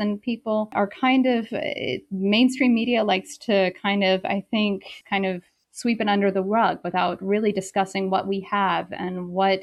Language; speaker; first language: English; native; English